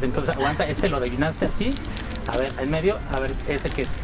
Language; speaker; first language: Spanish; native; Spanish